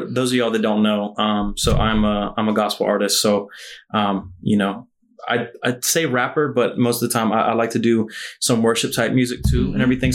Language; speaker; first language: English; native; English